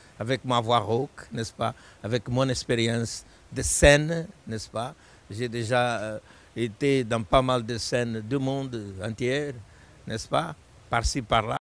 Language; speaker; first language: French; non-native, fluent; Portuguese